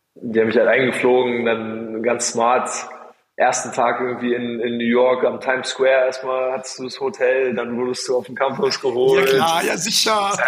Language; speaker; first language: German; native; German